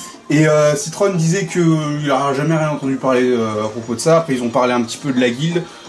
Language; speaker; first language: French; native; French